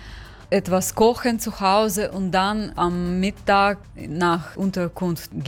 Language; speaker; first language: German; non-native, learner; Ukrainian